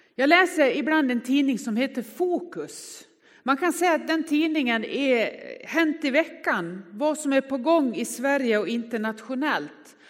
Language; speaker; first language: Swedish; native; Swedish